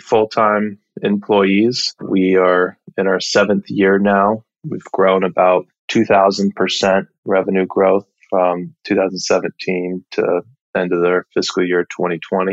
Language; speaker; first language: English; native; English